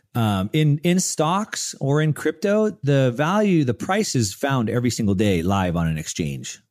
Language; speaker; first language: English; native; English